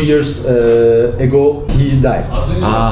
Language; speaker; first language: English; non-native, learner; Turkish